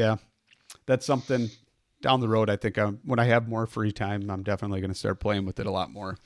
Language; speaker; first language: English; native; English